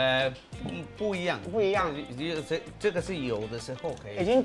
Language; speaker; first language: Chinese; non-native, learner; Spanish